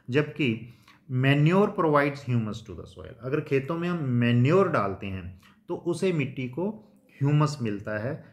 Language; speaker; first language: Hindi; non-native, local second language; Punjabi